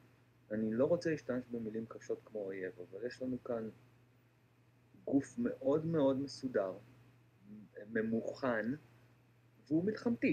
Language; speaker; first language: Hebrew; native; Hebrew